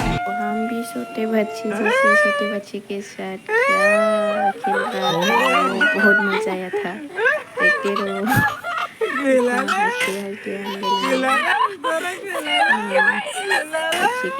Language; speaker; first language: Hindi; non-native, local second language; Bodo